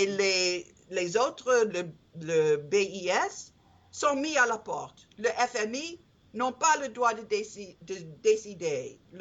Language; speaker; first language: French; non-native, learner; English